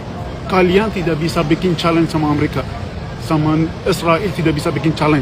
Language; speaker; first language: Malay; non-native, fluent; Persian